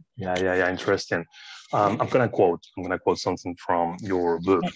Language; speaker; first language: English; non-native, fluent; Spanish